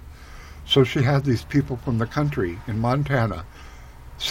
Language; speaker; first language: English; native; English